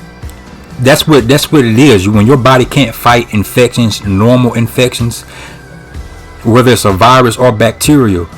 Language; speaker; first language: English; native; English